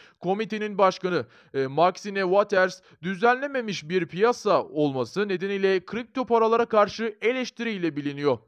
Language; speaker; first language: Turkish; native; Turkish